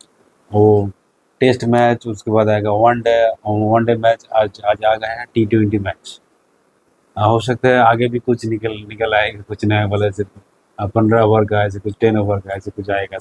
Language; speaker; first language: Hindi; non-native, local second language; Bangla